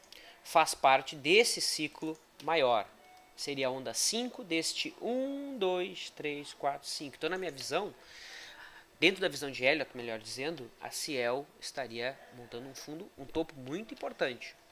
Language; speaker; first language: Portuguese; native; Portuguese